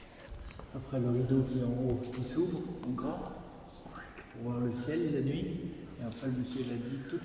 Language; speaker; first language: French; native; French